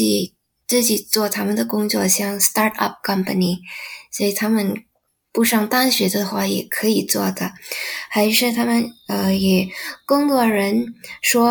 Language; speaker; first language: Chinese; non-native, learner; Indonesian